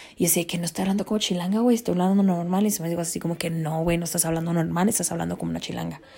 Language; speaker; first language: Spanish; early bilingual, heritage; Spanish